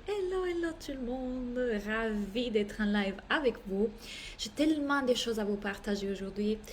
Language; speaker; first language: French; non-native, fluent; Italian